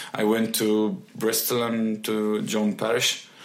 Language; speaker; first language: English; non-native, fluent; Arabic